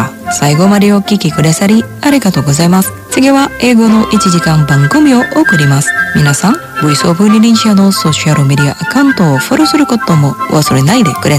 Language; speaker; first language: Japanese; non-native, fluent; Indonesian